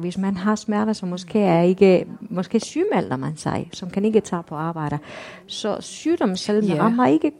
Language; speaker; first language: Danish; non-native, fluent; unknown